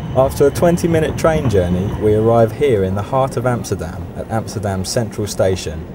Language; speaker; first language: English; native; English